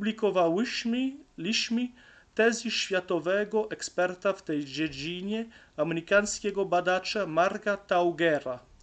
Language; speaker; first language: Polish; non-native, learner; French